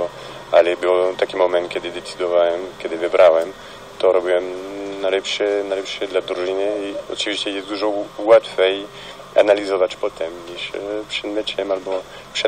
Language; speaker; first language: Polish; non-native, fluent; French